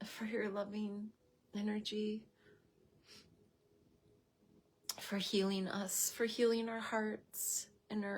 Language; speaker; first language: English; native; English